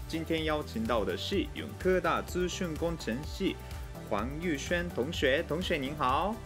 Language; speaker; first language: Chinese; non-native, fluent; Japanese